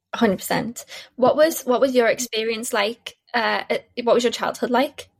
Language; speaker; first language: English; native; English